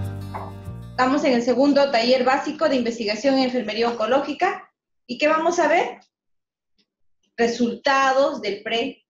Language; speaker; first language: Spanish; native; Spanish